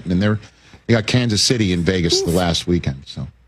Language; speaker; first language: English; native; English